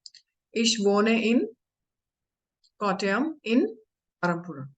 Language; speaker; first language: German; non-native, learner; Hindi